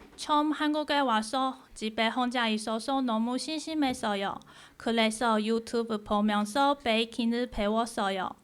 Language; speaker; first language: Korean; non-native, fluent; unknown